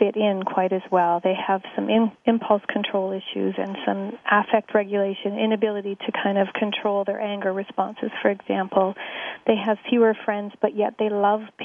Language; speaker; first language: English; native; English